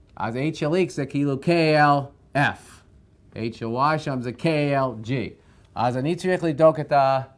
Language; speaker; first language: Hebrew; non-native, fluent; English